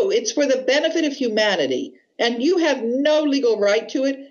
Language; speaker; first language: English; native; English